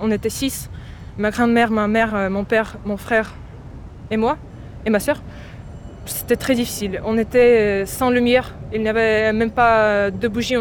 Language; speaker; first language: French; non-native, fluent; Ukrainian